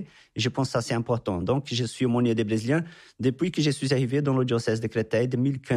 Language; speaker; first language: French; non-native, fluent; Portuguese